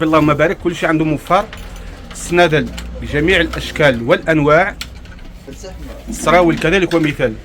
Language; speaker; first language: Arabic; native; Arabic